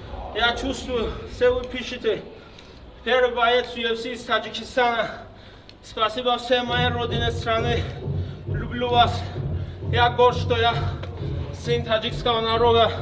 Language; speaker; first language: Russian; non-native, local second language; Tajik